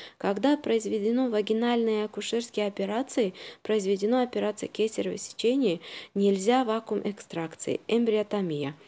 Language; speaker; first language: Russian; non-native, local second language; Uzbek